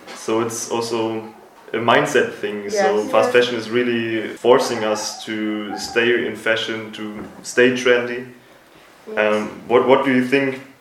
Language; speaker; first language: English; non-native, fluent; German